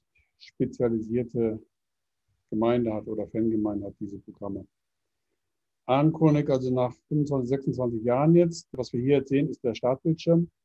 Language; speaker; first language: German; native; German